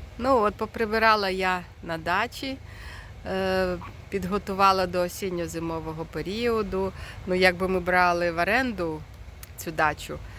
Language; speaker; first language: Ukrainian; non-native, local second language; Russian